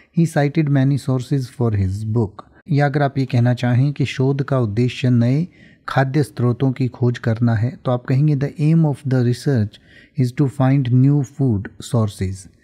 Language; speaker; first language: Hindi; native; Hindi